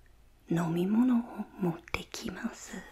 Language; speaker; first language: Japanese; non-native, fluent; English